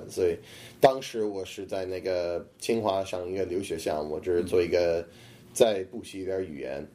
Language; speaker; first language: Chinese; non-native, fluent; English